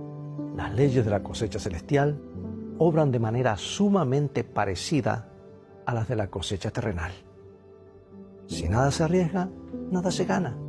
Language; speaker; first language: Spanish; native; Spanish